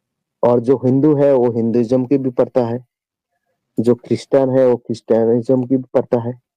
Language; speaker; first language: Hindi; non-native, local second language; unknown